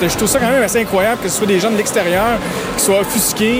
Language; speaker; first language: French; native; French